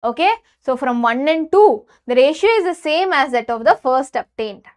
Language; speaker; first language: English; non-native, local second language; Tamil